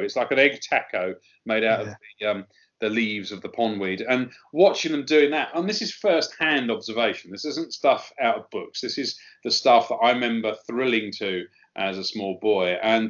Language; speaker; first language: English; native; English